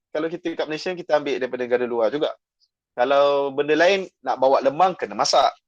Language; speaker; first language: Malay; native; Malay